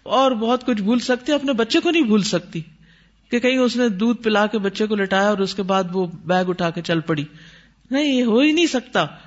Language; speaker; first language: Urdu; native; Urdu